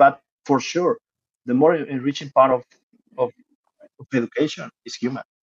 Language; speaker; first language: English; non-native, fluent; Spanish